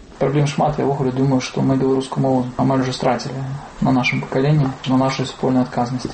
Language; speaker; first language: Belarusian; non-native, local second language; Russian